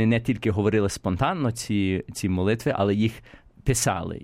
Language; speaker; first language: Ukrainian; early bilingual, heritage; Ukrainian